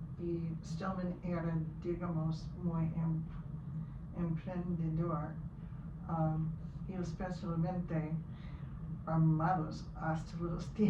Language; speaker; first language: Spanish; non-native, learner; English